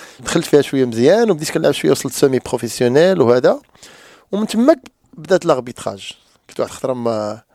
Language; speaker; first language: Arabic; native; Arabic